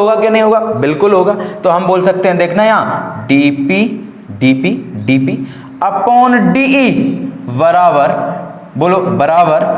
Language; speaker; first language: Hindi; native; Hindi